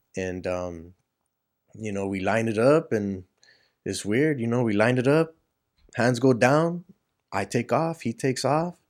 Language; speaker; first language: English; native; English